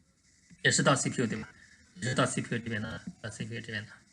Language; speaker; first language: Chinese; native; Chinese